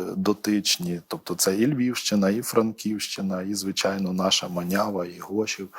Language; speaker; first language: Ukrainian; native; Ukrainian